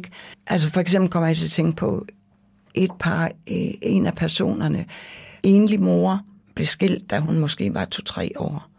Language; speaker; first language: Danish; native; Danish